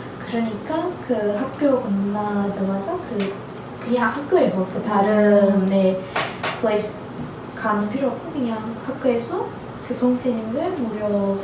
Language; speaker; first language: Korean; non-native, learner; Turkish